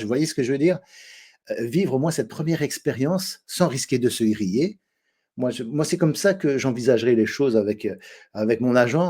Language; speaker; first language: French; native; French